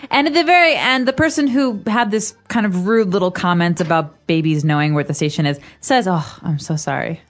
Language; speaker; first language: English; native; English